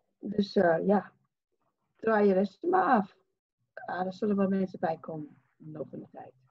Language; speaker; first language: Dutch; non-native, fluent; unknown